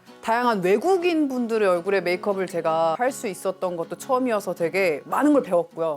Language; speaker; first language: Korean; native; Korean